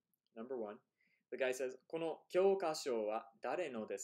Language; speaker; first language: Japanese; non-native, fluent; English